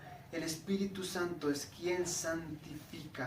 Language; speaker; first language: Spanish; native; Spanish